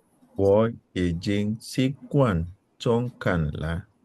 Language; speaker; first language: Chinese; non-native, learner; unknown